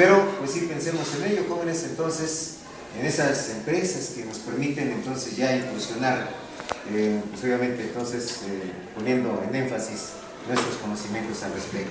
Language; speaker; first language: Spanish; native; Spanish